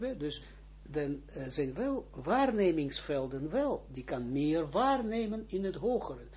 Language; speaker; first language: Dutch; non-native, fluent; Hebrew